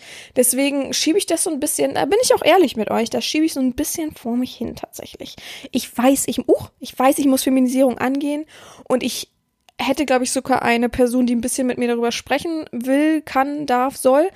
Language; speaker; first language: German; native; German